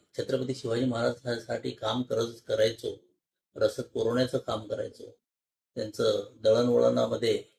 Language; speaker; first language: Marathi; non-native, local second language; Lambadi